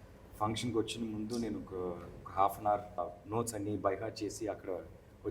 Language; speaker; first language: Telugu; non-native, learner; Tamil